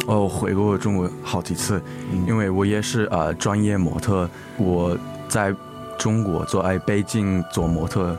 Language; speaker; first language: Chinese; early bilingual, other home language; English